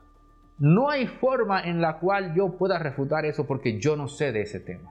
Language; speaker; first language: Spanish; native; Spanish